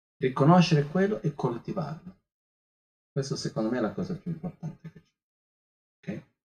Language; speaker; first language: Italian; non-native, fluent; Portuguese